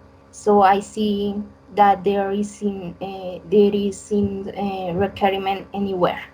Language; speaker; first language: English; non-native, learner; Spanish